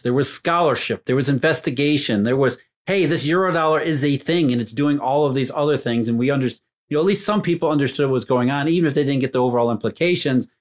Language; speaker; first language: English; native; English